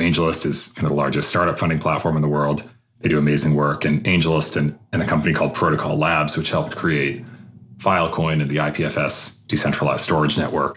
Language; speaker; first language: English; native; English